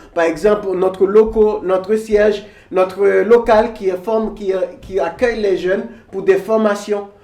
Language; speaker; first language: French; non-native, local second language; Haitian Creole